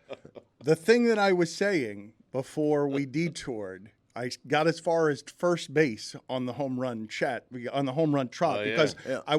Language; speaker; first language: English; native; English